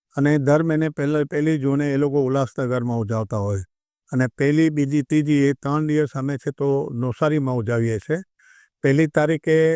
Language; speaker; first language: Gujarati; non-native, local second language; Sindhi